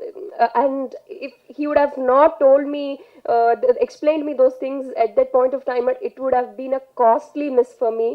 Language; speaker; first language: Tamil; non-native, fluent; Telugu